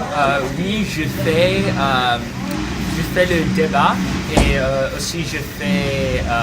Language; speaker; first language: French; non-native, learner; English